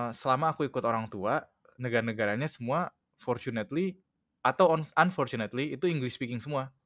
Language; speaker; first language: Indonesian; early bilingual, other home language; English